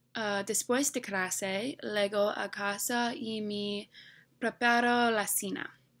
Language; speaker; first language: Spanish; non-native, learner; English